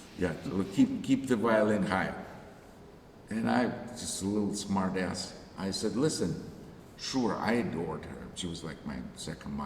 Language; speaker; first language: English; non-native, fluent; Russian